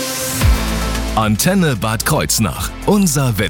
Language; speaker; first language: German; native; German